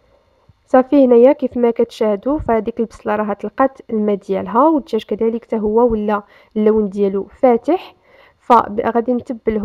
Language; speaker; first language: Arabic; native; Arabic